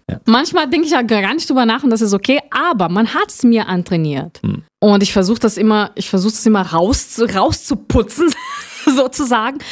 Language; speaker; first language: German; non-native, fluent; Portuguese